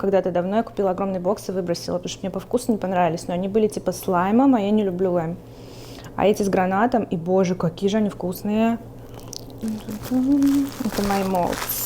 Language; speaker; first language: Russian; native; Russian